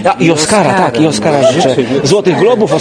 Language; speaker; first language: Polish; native; Polish